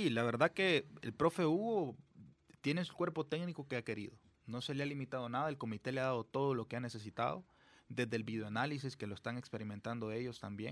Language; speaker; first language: Spanish; native; Spanish